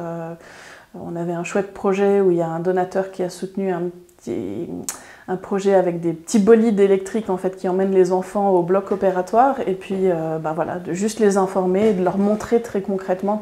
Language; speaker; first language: French; native; French